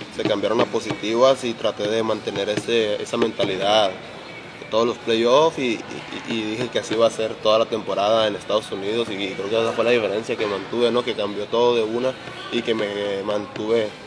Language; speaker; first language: Spanish; native; Spanish